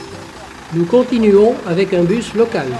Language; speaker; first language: French; native; French